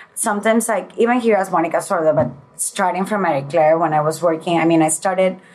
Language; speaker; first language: English; early bilingual, other home language; Spanish